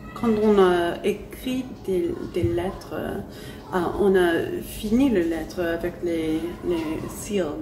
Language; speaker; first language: French; non-native, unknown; English